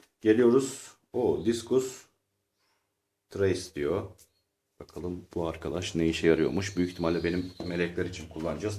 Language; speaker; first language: Turkish; native; Turkish